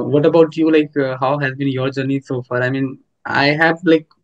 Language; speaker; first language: English; non-native, local second language; Hindi